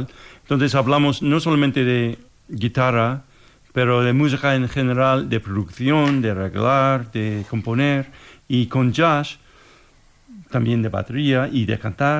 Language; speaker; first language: Spanish; non-native, fluent; English